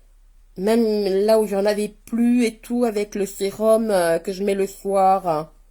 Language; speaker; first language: French; native; French